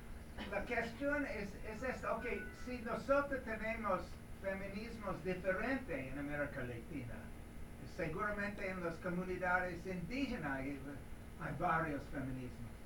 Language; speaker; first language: Spanish; non-native, learner; English